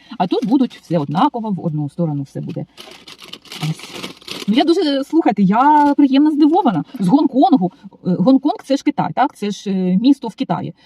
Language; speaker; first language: Ukrainian; non-native, local second language; Russian